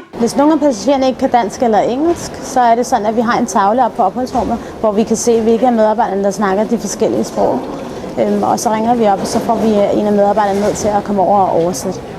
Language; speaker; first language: Danish; early bilingual, other home language; Arabic